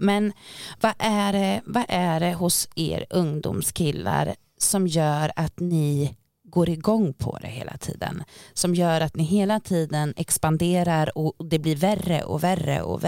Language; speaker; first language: Swedish; native; Swedish